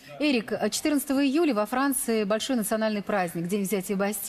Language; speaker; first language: Russian; native; Russian